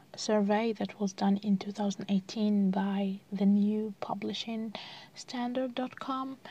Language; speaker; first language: English; non-native, fluent; Arabic